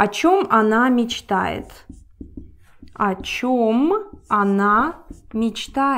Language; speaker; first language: Russian; non-native, learner; English